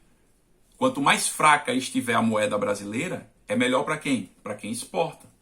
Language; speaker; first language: Portuguese; native; Portuguese